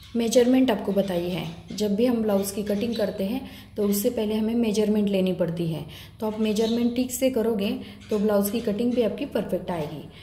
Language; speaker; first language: Hindi; non-native, local second language; Marathi